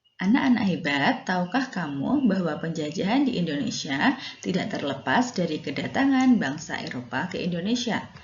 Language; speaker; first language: Indonesian; native; Indonesian